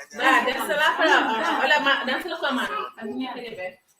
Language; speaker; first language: Portuguese; non-native, local second language; Tetum